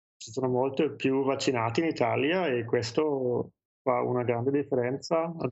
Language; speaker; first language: Italian; non-native, learner; German